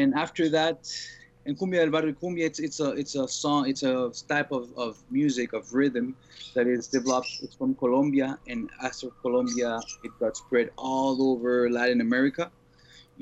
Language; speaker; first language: English; native; English